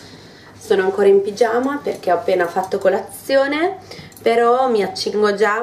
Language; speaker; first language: Italian; native; Italian